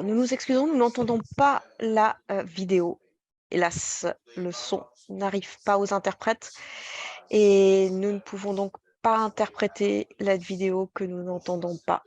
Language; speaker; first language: French; native; French